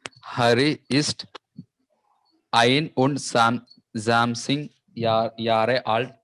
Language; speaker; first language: German; non-native, learner; Malayalam